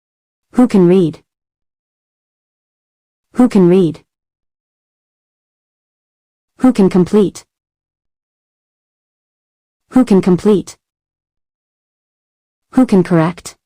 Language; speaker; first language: English; non-native, fluent; Arabic